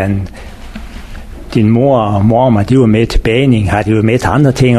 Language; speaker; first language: Danish; native; Danish